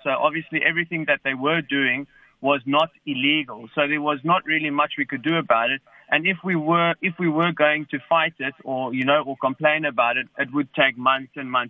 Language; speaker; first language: English; native; English